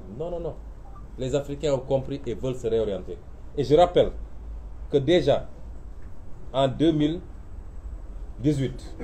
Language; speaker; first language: French; non-native, local second language; Wolof